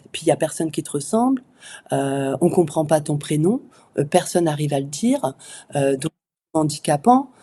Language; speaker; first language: French; early bilingual, other home language; Arabic